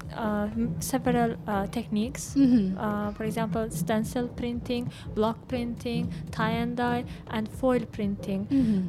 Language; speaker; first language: English; non-native, learner; Russian